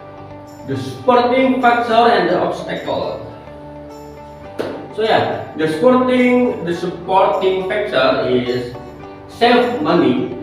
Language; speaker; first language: English; non-native, learner; Indonesian